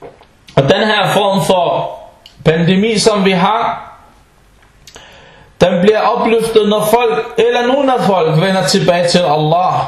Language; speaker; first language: Danish; non-native, fluent; Arabic